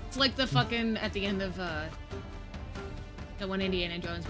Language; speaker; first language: English; native; English